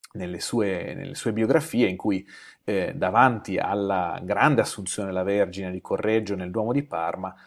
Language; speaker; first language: Italian; native; Italian